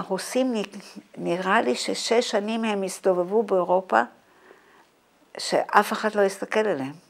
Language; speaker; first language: Hebrew; non-native, fluent; Dutch